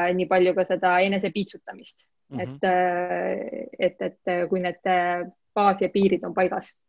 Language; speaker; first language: Estonian; non-native, local second language; Russian